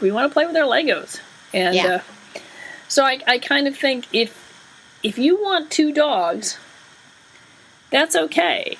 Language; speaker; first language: English; native; English